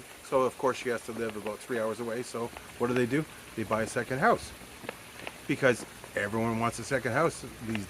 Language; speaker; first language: English; native; English